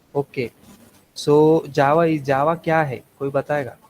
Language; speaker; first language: Hindi; non-native, local second language; Marathi